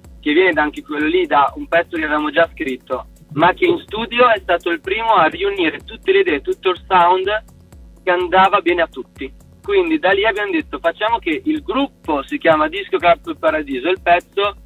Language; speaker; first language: Italian; native; Italian